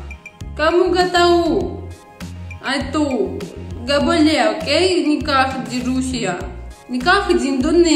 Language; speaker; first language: Indonesian; non-native, learner; Russian